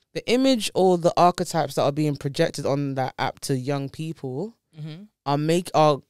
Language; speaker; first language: English; native; English